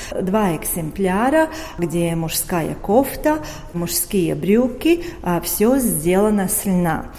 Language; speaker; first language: Russian; non-native, local second language; Latvian